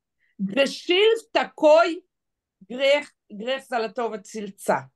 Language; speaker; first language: Russian; non-native, fluent; Hebrew